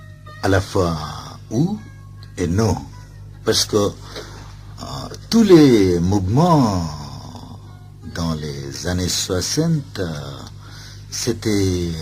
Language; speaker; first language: French; non-native, fluent; Bangla